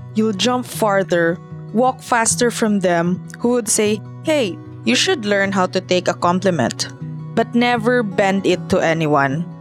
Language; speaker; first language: English; non-native, local second language; Cebuano